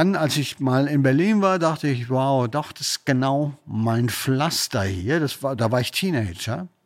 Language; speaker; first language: German; native; German